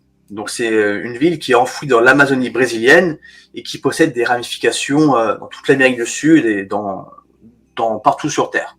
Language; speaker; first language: French; native; French